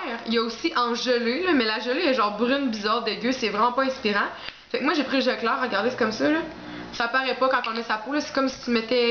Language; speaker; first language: French; native; French